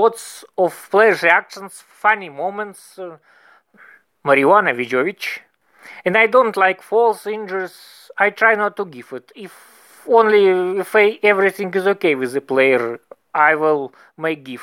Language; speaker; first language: English; non-native, learner; Russian